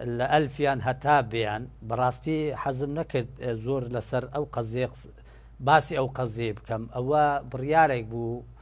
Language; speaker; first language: Central Kurdish; non-native, local second language; Turkish